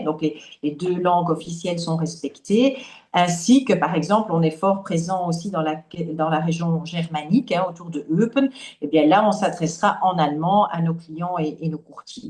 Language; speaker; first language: French; native; French